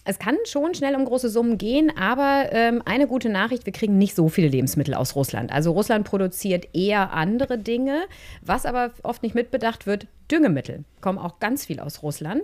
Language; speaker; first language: German; native; German